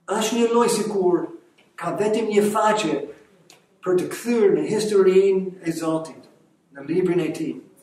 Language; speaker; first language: Albanian; non-native, fluent; English